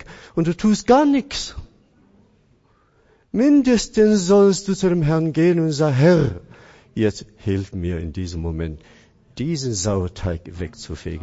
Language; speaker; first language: German; non-native, fluent; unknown